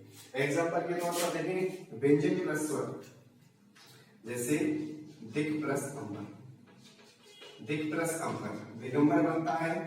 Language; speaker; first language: Hindi; native; Hindi